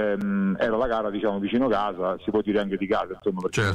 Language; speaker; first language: Italian; native; Italian